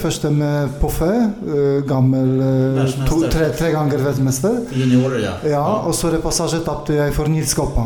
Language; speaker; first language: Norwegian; non-native, fluent; Polish